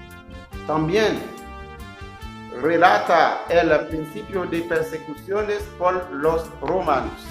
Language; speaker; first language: Spanish; non-native, learner; Haitian Creole